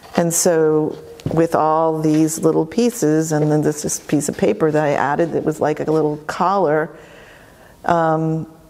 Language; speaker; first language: English; native; English